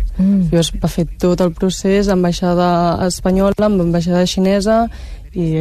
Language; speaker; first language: Catalan; early bilingual, other home language; Chinese